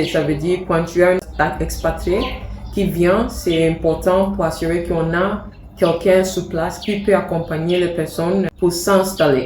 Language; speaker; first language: French; non-native, fluent; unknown